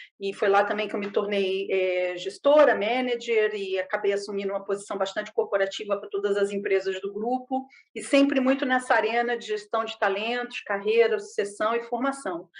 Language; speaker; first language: Portuguese; native; Portuguese